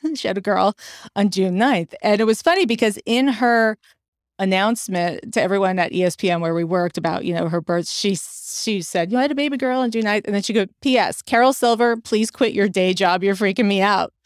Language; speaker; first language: English; native; English